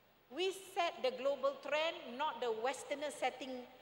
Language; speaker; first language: English; non-native, local second language; Malay